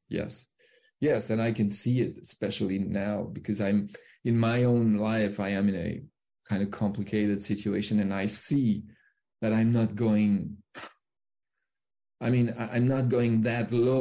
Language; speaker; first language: English; non-native, fluent; French